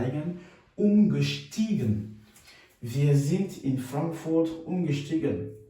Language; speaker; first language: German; non-native, fluent; French